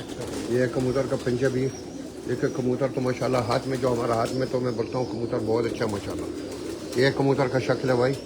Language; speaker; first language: Hindi; non-native, learner; Arabic